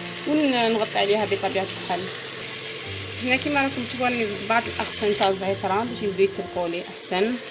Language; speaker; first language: Arabic; native; Arabic